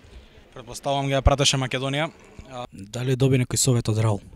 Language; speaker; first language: Macedonian; native; Macedonian